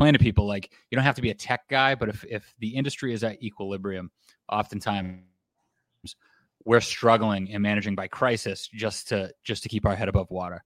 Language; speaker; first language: English; native; English